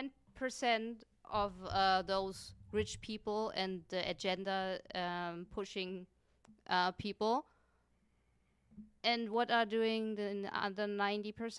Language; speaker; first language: English; non-native, fluent; German